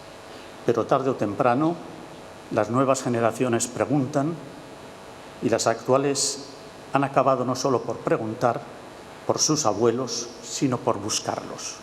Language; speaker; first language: Spanish; native; Spanish